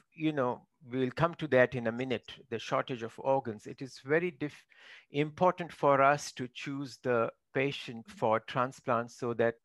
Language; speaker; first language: English; non-native, local second language; Marathi